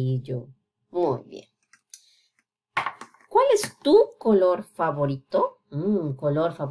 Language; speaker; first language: Spanish; non-native, fluent; English